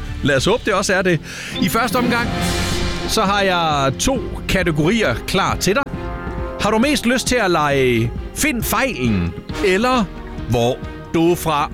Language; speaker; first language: Danish; native; Danish